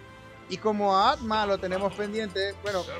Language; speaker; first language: Spanish; native; Spanish